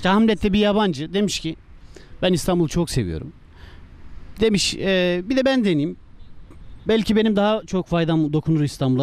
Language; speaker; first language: Turkish; native; Turkish